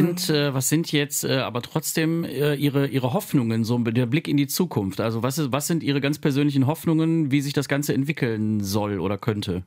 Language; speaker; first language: German; native; German